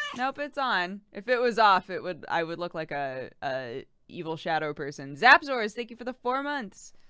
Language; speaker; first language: English; native; English